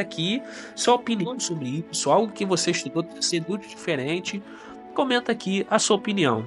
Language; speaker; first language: Portuguese; native; Portuguese